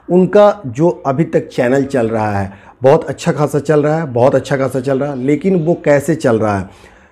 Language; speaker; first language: Hindi; native; Hindi